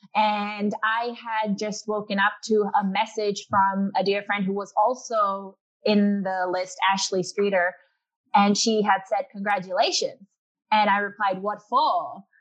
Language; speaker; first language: English; non-native, local second language; Urdu